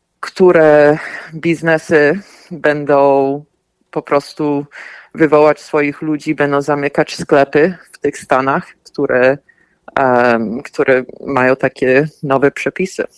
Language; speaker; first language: Polish; early bilingual, heritage; Polish